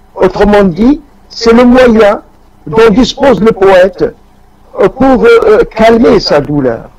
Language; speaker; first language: French; non-native, local second language; Arabic